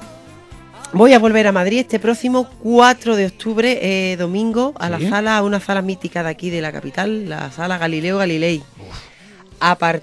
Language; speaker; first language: Spanish; native; Spanish